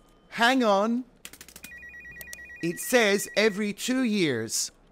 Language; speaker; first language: English; native; English